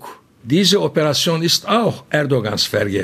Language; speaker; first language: German; non-native, fluent; Turkish